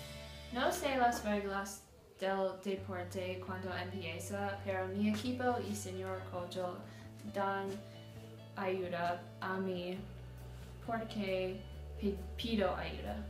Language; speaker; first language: Spanish; non-native, learner; English